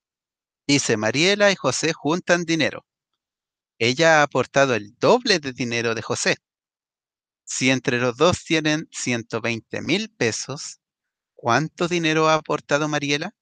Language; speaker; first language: Spanish; native; Spanish